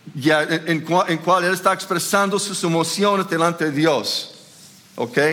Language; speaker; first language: Spanish; non-native, fluent; English